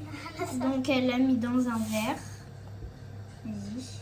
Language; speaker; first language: French; native; French